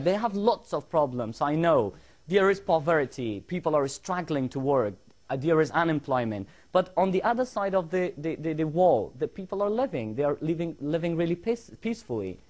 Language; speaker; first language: English; non-native, fluent; Persian